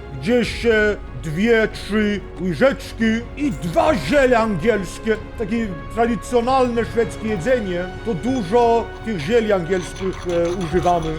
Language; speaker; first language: Polish; non-native, learner; Swedish